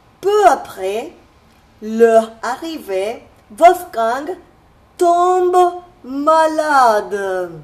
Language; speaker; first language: French; non-native, fluent; Spanish